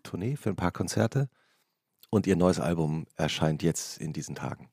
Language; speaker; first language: German; native; German